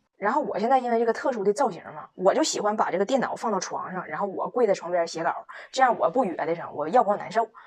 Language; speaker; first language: Chinese; native; Chinese